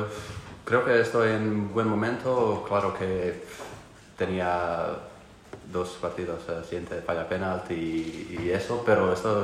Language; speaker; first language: Spanish; non-native, learner; Croatian